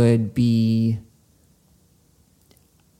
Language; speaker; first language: English; native; English